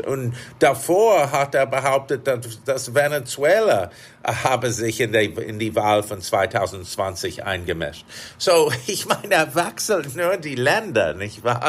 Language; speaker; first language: German; non-native, fluent; English